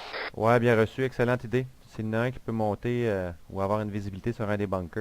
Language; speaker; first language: French; native; French